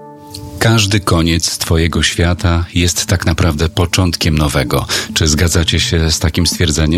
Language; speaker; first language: Polish; native; Polish